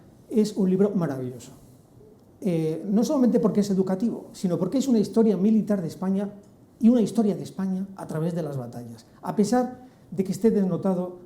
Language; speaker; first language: Spanish; native; Spanish